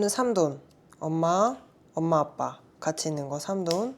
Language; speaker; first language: Korean; non-native, learner; Sinhala